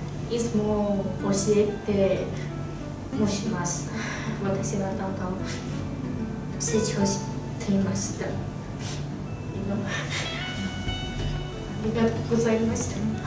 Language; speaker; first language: Japanese; non-native, learner; Chinese